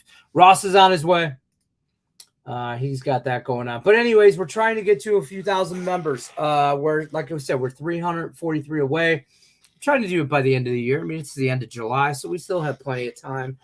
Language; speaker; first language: English; native; English